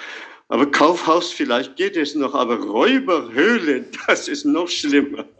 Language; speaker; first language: German; non-native, fluent; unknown